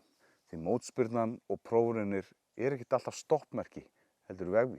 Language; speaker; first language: Icelandic; native; Icelandic